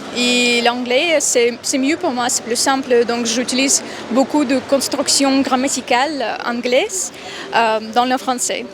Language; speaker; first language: French; non-native, fluent; Russian